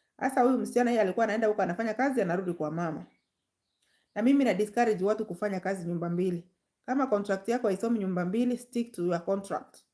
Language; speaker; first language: Swahili; non-native, local second language; Gusii